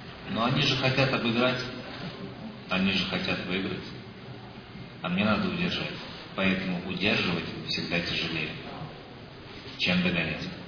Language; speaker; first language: Russian; native; Russian